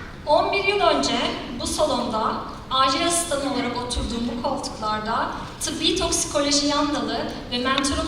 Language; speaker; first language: Turkish; native; Turkish